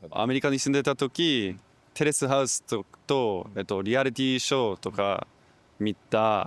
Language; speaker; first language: Japanese; non-native, learner; English